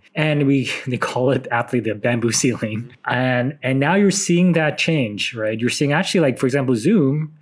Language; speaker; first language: English; native; English